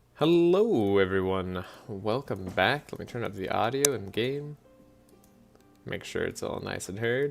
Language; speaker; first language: English; native; English